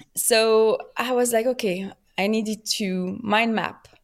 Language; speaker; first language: English; non-native, fluent; French